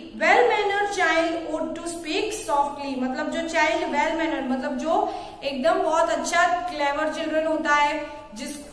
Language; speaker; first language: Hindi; non-native, local second language; Gujarati